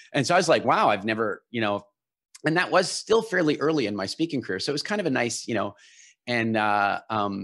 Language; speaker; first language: English; native; English